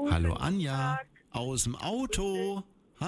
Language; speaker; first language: German; native; German